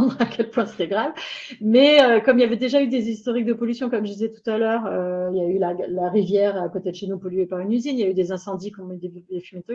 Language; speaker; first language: French; native; French